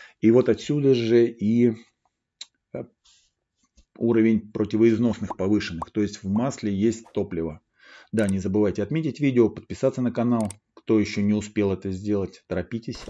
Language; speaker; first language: Russian; native; Russian